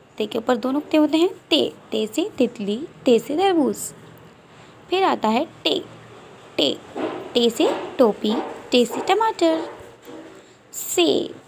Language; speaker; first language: Urdu; native; Urdu